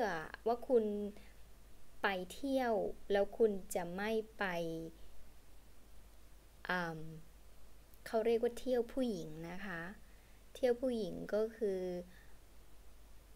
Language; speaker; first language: Thai; native; Thai